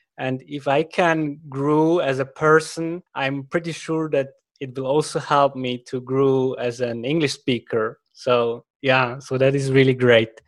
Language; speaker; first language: English; non-native, fluent; German